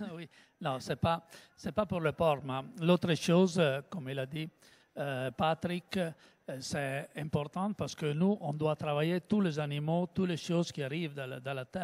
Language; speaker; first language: French; non-native, learner; Italian